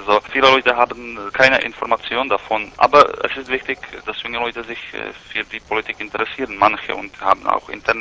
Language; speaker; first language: German; non-native, fluent; Czech